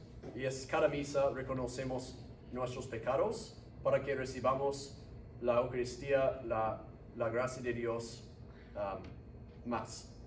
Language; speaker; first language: Spanish; non-native, fluent; English